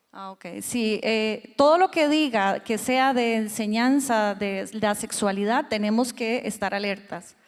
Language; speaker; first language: Spanish; native; Spanish